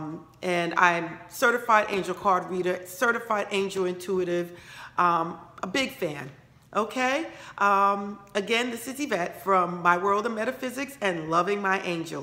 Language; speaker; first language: English; native; English